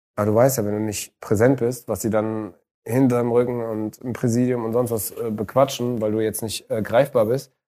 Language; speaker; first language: German; early bilingual, other home language; Arabic